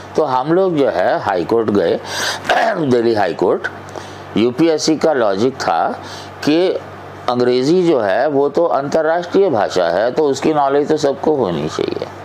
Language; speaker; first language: Hindi; non-native, local second language; Punjabi